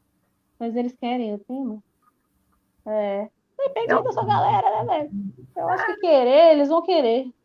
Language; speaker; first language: Portuguese; native; Portuguese